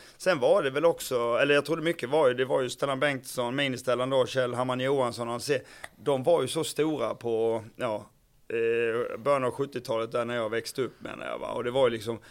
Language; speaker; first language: Swedish; native; Swedish